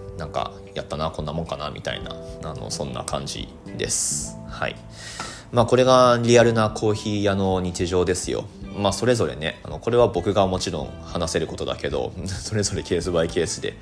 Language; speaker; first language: Japanese; native; Japanese